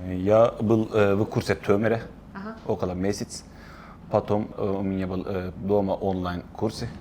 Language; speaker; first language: Russian; non-native, learner; Turkish